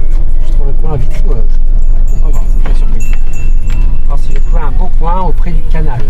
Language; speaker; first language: French; native; French